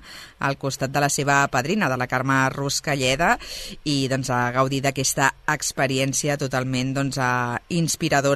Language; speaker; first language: Catalan; native; Catalan